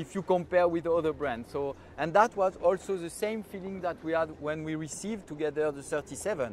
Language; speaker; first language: English; non-native, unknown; French